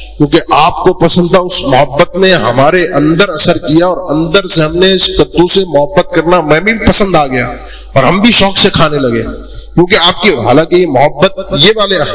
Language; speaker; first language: Urdu; native; Urdu